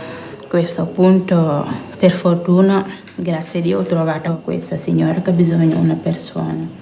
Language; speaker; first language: Italian; non-native, learner; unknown